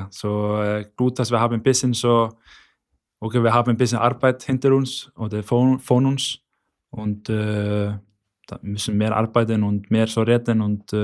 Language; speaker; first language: German; non-native, learner; Icelandic